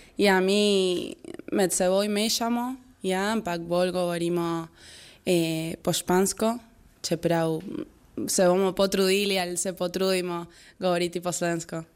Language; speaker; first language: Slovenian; early bilingual, heritage; Slovenian